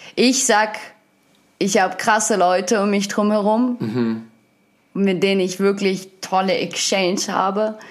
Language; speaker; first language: German; non-native, fluent; Ukrainian